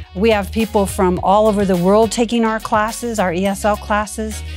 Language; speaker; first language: English; native; English